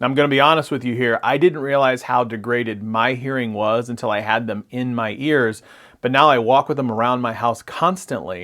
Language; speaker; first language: English; native; English